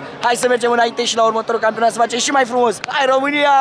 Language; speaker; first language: Romanian; native; Romanian